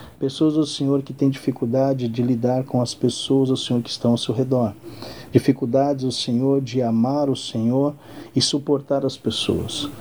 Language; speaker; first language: Portuguese; native; Portuguese